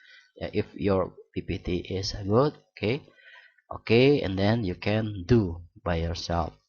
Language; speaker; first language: English; non-native, learner; Indonesian